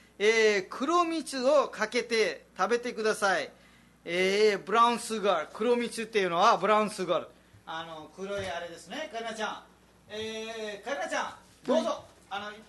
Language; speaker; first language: Japanese; non-native, fluent; Nepali